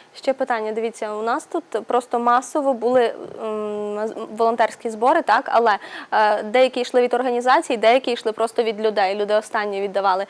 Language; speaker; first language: Ukrainian; native; Ukrainian